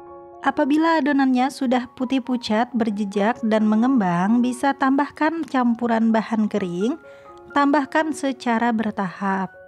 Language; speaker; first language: Indonesian; native; Indonesian